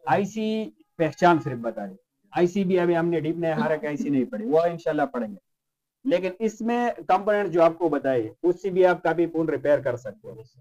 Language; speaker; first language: Urdu; non-native, local second language; Pashto